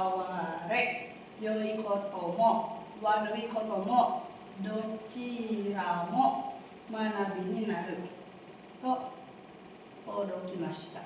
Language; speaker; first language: Japanese; non-native, learner; Indonesian